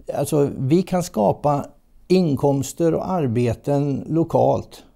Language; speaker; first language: Swedish; native; Swedish